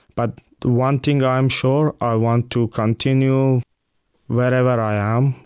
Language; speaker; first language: English; non-native, fluent; Persian